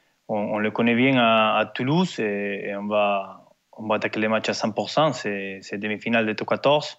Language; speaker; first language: French; non-native, learner; Spanish